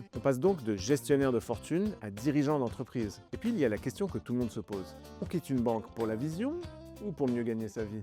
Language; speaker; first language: French; native; French